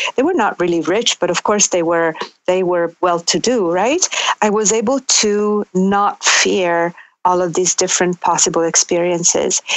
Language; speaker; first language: English; non-native, fluent; Italian